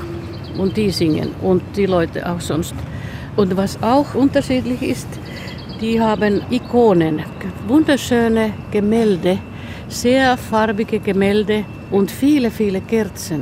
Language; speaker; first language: German; non-native, fluent; Finnish